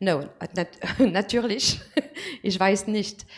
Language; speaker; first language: German; non-native, learner; French